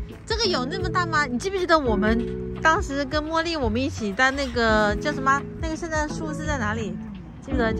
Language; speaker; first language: Chinese; native; Chinese